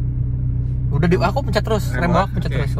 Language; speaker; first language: Indonesian; native; Indonesian